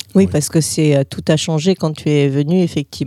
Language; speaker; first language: French; native; French